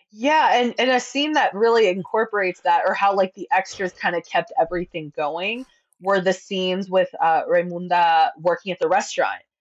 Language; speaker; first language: English; early bilingual, other home language; Spanish